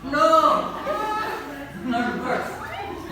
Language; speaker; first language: English; non-native, local second language; Indonesian